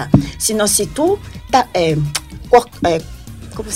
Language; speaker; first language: Spanish; non-native, learner; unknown